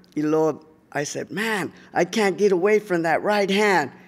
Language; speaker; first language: English; early bilingual, other home language; Spanish